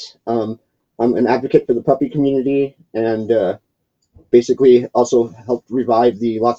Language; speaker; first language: English; native; English